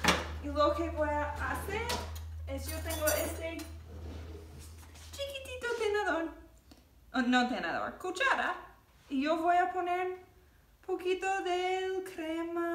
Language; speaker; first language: Spanish; non-native, learner; English